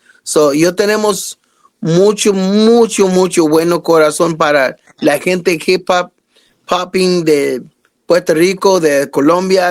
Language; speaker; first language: Spanish; non-native, learner; English